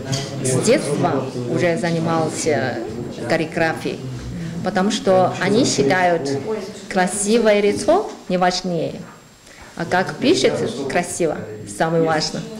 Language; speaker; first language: Russian; non-native, learner; Chinese